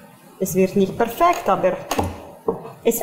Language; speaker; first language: German; non-native, fluent; Italian